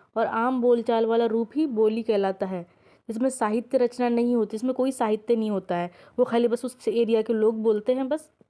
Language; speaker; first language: Hindi; native; Hindi